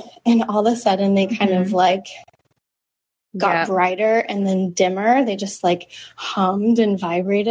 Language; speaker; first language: English; native; English